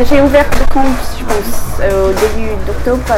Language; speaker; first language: French; non-native, learner; English